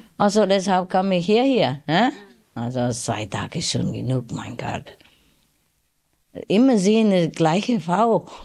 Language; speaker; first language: German; non-native, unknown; Vietnamese